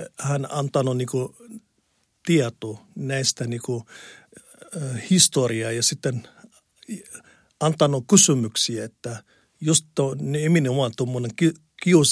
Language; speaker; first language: Finnish; non-native, learner; Arabic